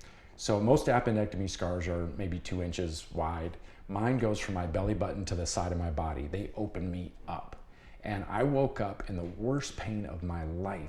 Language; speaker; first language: English; native; English